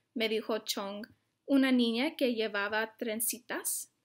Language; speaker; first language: Spanish; non-native, fluent; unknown